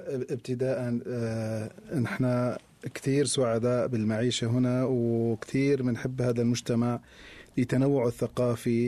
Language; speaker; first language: Arabic; native; Arabic